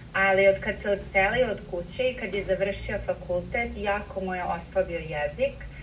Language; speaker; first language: Serbian; early bilingual, heritage; Serbian